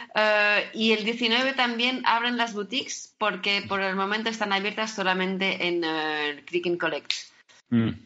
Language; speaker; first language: Spanish; early bilingual, heritage; French